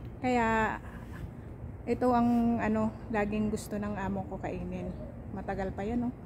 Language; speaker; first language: Filipino; native; Filipino